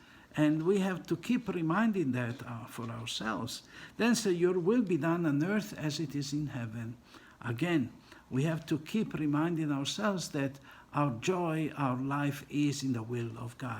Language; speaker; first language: English; non-native, fluent; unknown